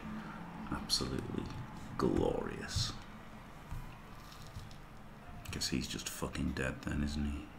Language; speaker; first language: English; native; English